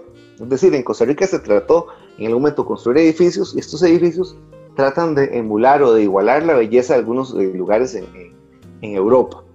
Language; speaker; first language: Spanish; native; Spanish